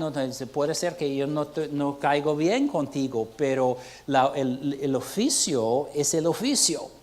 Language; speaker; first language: Spanish; non-native, fluent; English